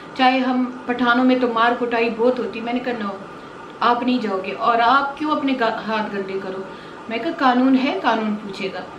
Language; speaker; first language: Urdu; non-native, local second language; Pashto